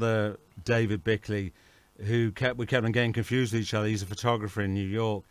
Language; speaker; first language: English; native; English